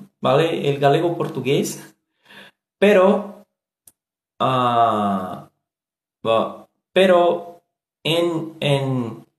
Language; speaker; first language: Spanish; non-native, learner; Portuguese